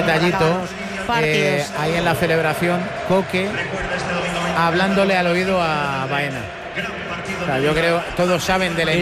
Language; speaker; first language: Spanish; native; Spanish